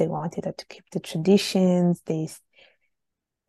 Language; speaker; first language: English; non-native, fluent; Italian